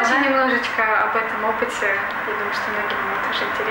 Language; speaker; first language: Russian; native; Russian